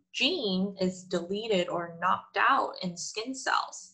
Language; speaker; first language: English; non-native, fluent; Korean